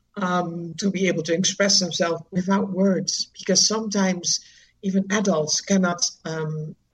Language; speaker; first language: English; non-native, fluent; Dutch